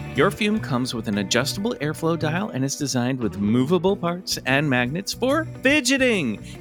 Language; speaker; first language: English; native; English